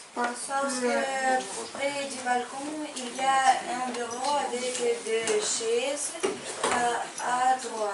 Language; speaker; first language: French; non-native, learner; Ukrainian